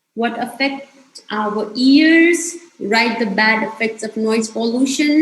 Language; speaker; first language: English; non-native, local second language; Nepali